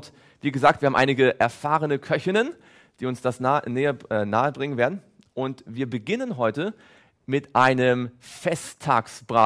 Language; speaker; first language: German; native; German